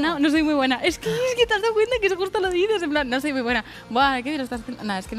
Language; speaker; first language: Spanish; native; Spanish